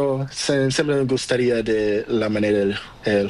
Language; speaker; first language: Spanish; non-native, learner; Portuguese